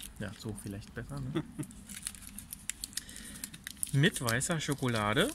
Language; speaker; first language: German; native; German